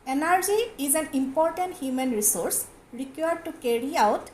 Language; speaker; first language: English; non-native, local second language; Assamese